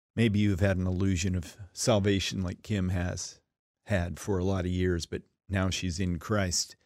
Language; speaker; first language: English; native; English